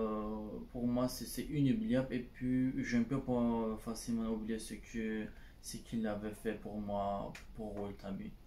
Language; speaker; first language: French; non-native, learner; Turkish